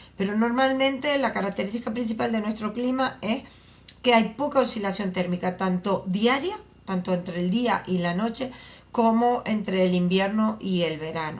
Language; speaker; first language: Spanish; native; Spanish